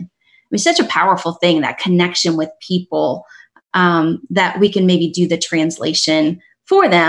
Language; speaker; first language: English; native; English